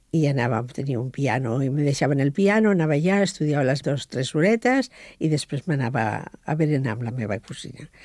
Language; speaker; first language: Catalan; non-native, local second language; Spanish